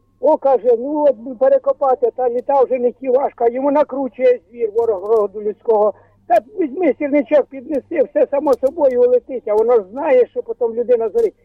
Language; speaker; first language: Ukrainian; native; Ukrainian